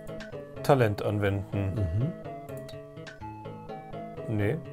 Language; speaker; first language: German; native; German